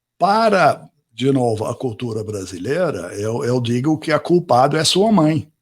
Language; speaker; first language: Portuguese; non-native, fluent; English